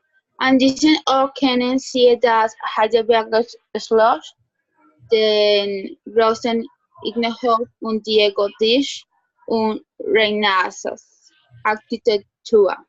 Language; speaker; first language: German; non-native, learner; Spanish